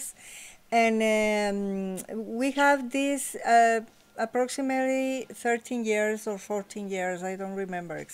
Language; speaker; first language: English; non-native, learner; Spanish